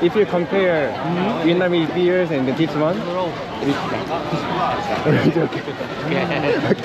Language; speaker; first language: English; non-native, learner; Korean